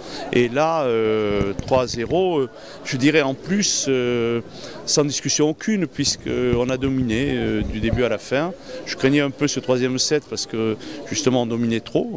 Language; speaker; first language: French; native; French